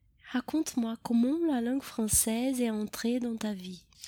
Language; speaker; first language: French; non-native, fluent; Portuguese